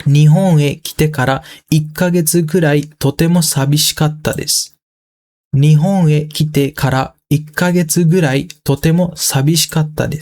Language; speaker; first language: Japanese; non-native, fluent; Sinhala